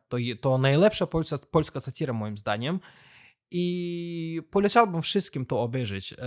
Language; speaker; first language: Polish; non-native, fluent; Azerbaijani